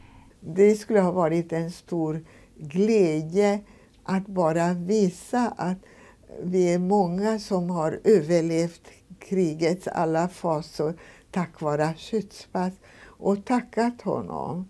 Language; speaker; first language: Swedish; non-native, fluent; Hungarian